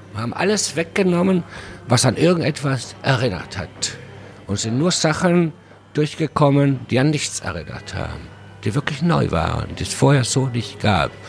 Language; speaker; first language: German; early bilingual, other home language; Spanish